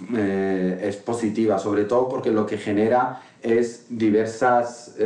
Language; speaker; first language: Spanish; non-native, fluent; Arabic